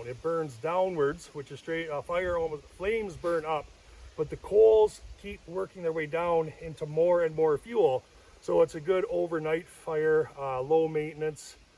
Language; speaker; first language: English; native; English